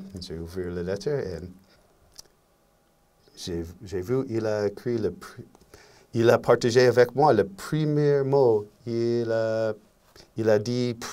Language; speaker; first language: French; non-native, learner; English